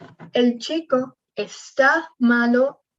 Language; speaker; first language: Spanish; non-native, learner; English